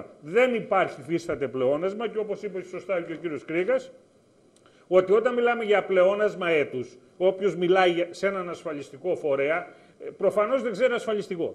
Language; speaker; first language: Greek; native; Greek